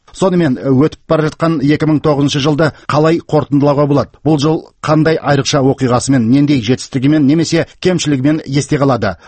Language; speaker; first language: Kazakh; native; Kazakh